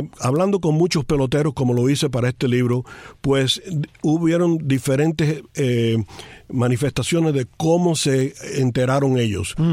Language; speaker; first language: Spanish; native; Spanish